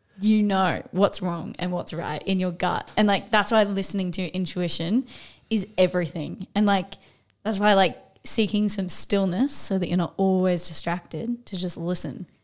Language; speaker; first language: English; native; English